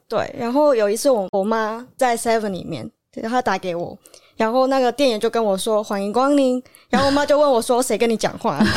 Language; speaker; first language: Chinese; non-native, local second language; Cantonese